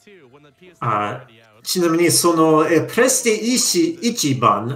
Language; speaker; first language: Japanese; non-native, learner; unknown